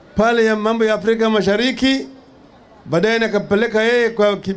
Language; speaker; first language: Swahili; non-native, local second language; Luo (Kenya and Tanzania)